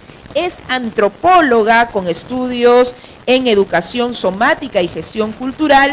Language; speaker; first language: Spanish; native; Spanish